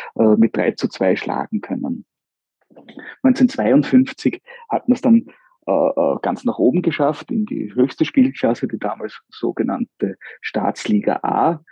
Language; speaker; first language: German; native; German